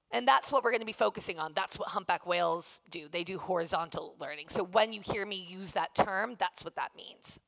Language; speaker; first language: English; native; English